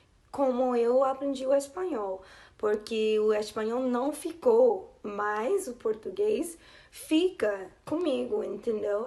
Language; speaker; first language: Portuguese; non-native, fluent; English